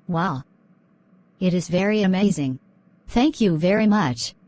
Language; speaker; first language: English; non-native, learner; Khmer